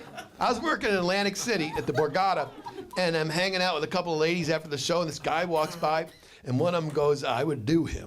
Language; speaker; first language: English; native; English